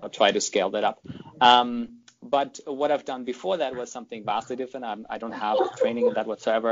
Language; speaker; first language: English; non-native, fluent; German